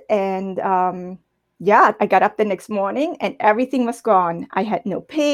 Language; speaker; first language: English; non-native, fluent; German